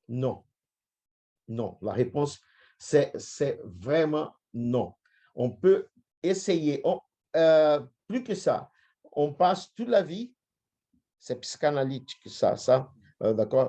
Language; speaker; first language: French; non-native, fluent; Portuguese